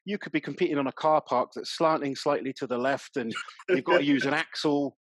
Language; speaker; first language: English; native; English